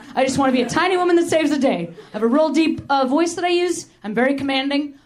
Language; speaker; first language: English; native; English